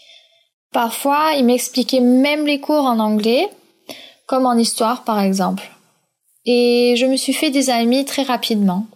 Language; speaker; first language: French; early bilingual, other home language; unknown